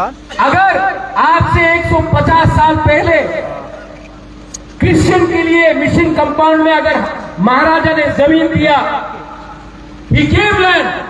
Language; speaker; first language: Hindi; non-native, local second language; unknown